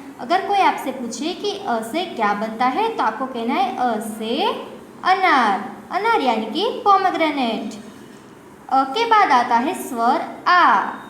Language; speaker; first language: Hindi; non-native, local second language; Gujarati